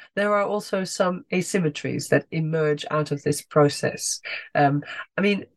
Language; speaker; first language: English; non-native, fluent; Dutch